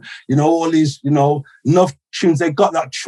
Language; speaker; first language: English; native; English